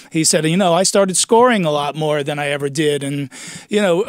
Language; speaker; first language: English; native; English